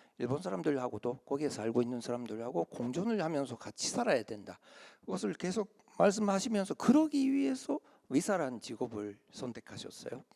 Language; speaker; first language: Korean; early bilingual, heritage; Korean